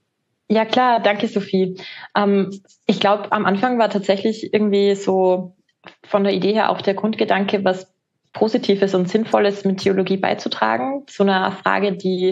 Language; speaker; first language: German; native; German